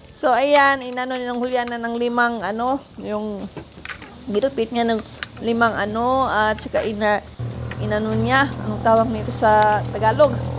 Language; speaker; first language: Filipino; non-native, local second language; Cebuano